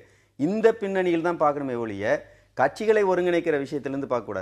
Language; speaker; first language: Tamil; native; Tamil